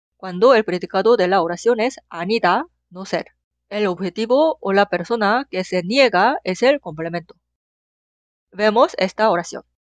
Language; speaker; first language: Spanish; non-native, fluent; Korean